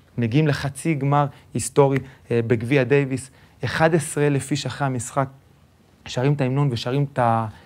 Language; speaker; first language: Hebrew; early bilingual, other home language; Spanish